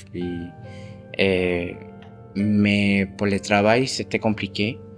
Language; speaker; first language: French; non-native, fluent; Spanish